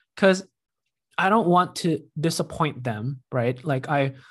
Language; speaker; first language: English; non-native, fluent; Indonesian